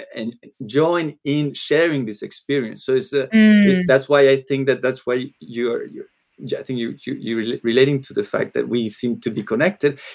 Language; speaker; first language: English; non-native, fluent; Spanish